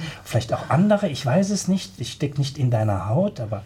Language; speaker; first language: German; native; German